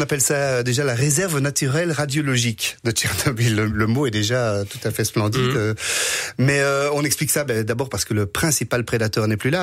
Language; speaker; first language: French; native; French